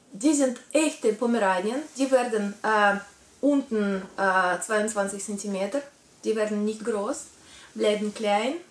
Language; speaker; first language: German; non-native, learner; Russian